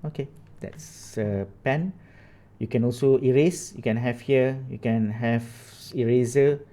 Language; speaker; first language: English; non-native, local second language; Malay